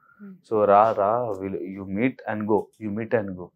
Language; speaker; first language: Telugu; non-native, learner; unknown